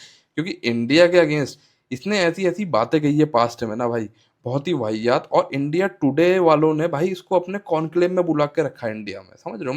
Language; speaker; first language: Hindi; native; Hindi